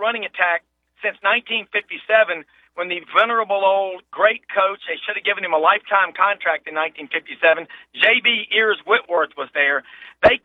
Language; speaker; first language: English; native; English